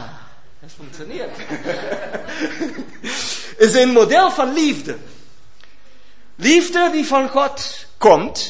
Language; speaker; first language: Dutch; non-native, learner; German